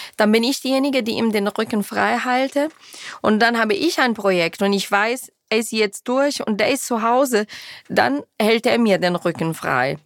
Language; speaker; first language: German; non-native, fluent; Portuguese